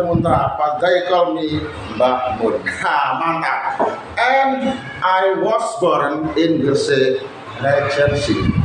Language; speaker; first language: English; non-native, learner; Indonesian